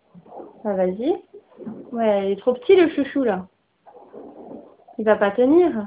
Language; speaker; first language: French; native; French